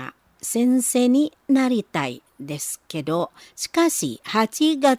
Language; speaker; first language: Japanese; non-native, learner; Indonesian